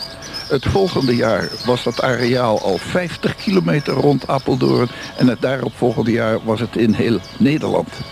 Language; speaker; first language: Dutch; native; Dutch